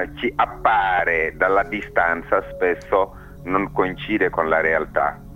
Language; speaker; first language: Italian; non-native, fluent; Wolof